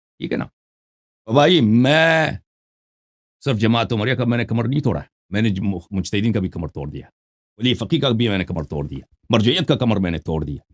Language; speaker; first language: Urdu; non-native, fluent; Persian